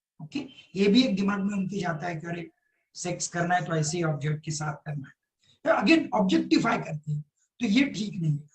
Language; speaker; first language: Hindi; non-native, local second language; Marathi